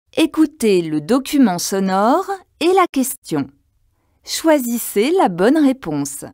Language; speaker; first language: French; native; French